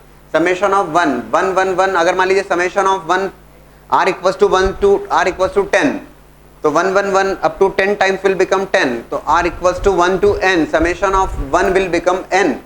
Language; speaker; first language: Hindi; native; Hindi